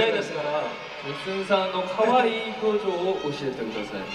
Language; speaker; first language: Japanese; non-native, learner; Korean